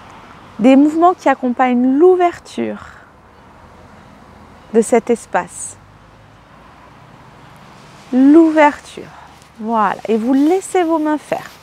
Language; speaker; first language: French; native; French